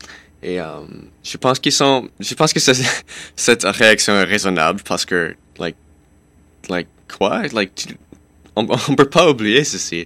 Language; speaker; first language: French; non-native, local second language; English